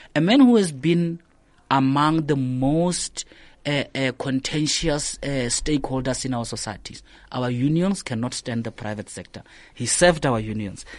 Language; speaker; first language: English; non-native, local second language; Northern Sotho